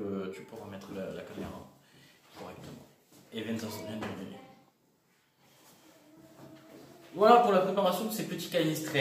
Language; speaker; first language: French; native; French